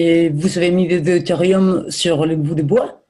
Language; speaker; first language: French; native; French